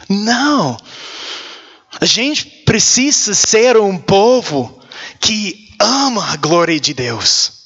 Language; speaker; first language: Portuguese; non-native, learner; English